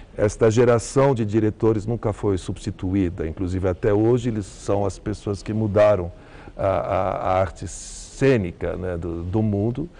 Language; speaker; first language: Portuguese; early bilingual, heritage; Arabic